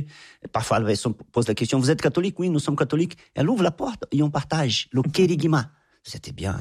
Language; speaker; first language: French; non-native, fluent; Portuguese